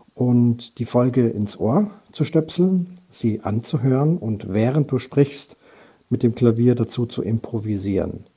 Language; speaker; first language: German; native; German